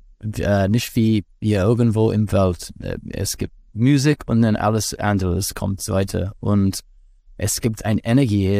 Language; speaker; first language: German; non-native, learner; English